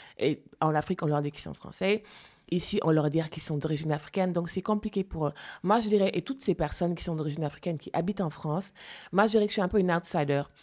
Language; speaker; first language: French; non-native, local second language; Fula